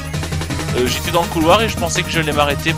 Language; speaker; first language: French; native; French